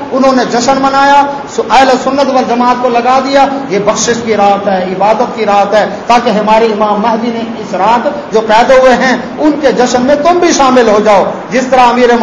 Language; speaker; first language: Urdu; non-native, local second language; Saraiki